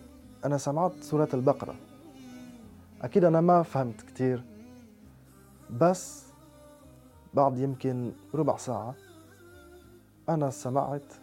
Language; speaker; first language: Arabic; non-native, fluent; French